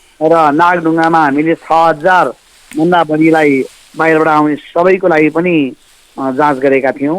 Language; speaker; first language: Nepali; non-native, local second language; Newari